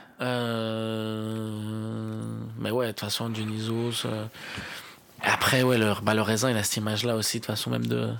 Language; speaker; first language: French; native; French